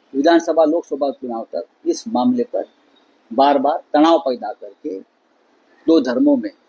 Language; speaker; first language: Hindi; non-native, local second language; Marathi